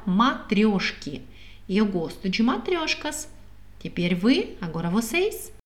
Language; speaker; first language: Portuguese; non-native, fluent; Russian